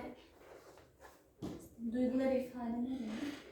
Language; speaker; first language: Turkish; native; Turkish